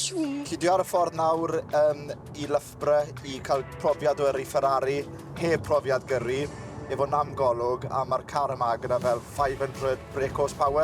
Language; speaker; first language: Welsh; native; Welsh